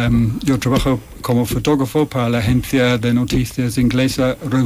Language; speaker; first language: Spanish; non-native, fluent; English